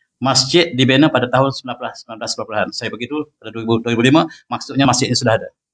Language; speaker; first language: Malay; native; Malay